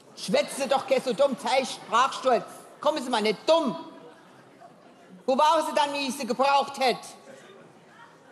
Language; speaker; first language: German; native; German